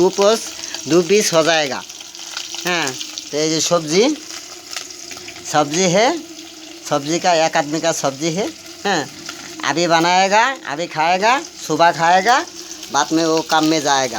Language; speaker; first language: Hindi; non-native, learner; Bangla